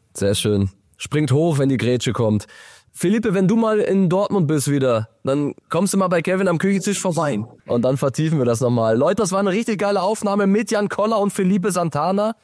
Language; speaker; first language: German; native; German